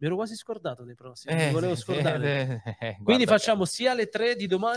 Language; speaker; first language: Italian; native; Italian